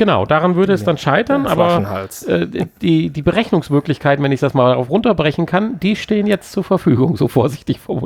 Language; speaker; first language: German; native; German